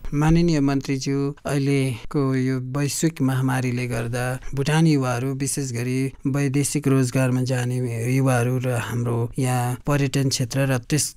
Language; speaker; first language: Nepali; native; Nepali